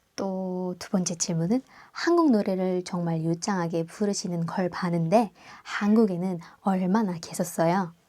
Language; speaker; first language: Korean; non-native, fluent; Indonesian